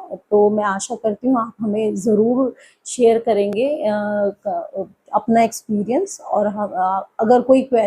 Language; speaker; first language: Hindi; native; Hindi